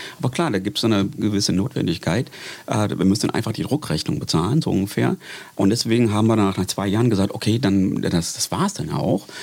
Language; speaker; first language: German; non-native, fluent; English